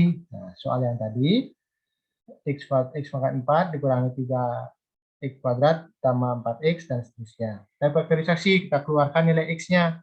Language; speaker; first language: Indonesian; native; Indonesian